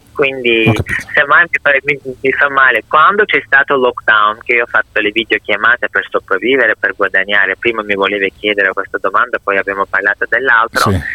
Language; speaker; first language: Italian; non-native, fluent; Turkish